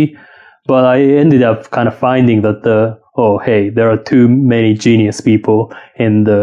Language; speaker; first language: English; non-native, fluent; Japanese